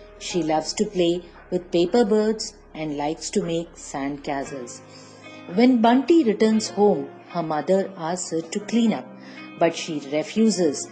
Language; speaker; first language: English; non-native, local second language; Telugu